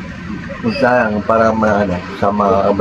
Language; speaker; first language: Filipino; non-native, learner; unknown